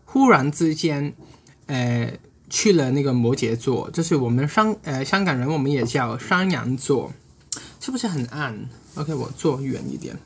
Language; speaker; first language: Chinese; non-native, local second language; Cantonese